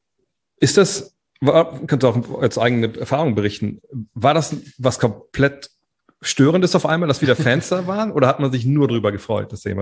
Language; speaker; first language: German; native; German